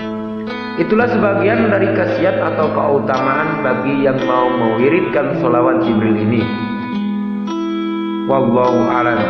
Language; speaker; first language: Indonesian; native; Indonesian